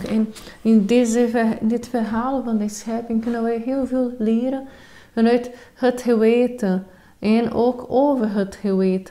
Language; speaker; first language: Dutch; non-native, fluent; Portuguese